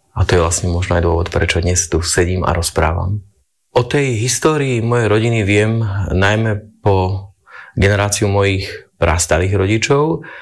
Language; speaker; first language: Slovak; native; Slovak